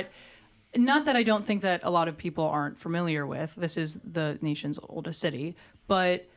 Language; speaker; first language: English; native; English